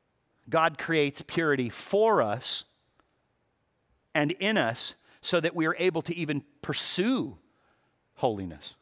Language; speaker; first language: English; native; English